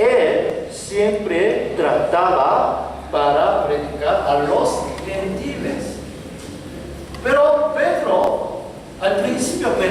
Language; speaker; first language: Spanish; non-native, learner; Korean